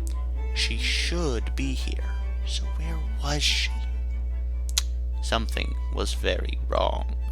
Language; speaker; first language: English; native; English